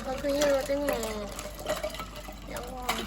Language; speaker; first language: Malay; native; Malay